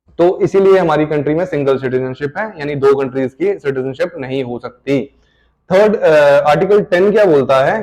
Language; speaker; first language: Hindi; native; Hindi